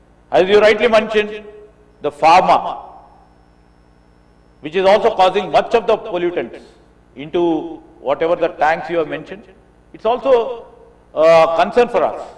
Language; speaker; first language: English; non-native, local second language; Telugu